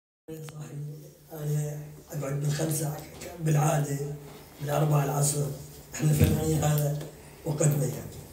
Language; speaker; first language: Arabic; native; Arabic